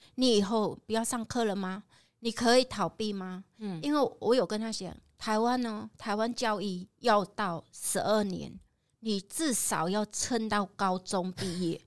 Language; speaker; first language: Chinese; non-native, fluent; Khmer